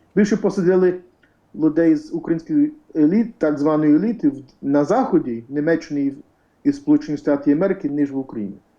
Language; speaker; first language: Ukrainian; early bilingual, heritage; English